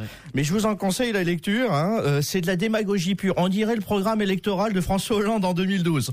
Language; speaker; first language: French; native; French